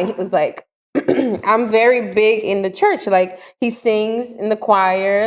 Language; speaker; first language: English; native; English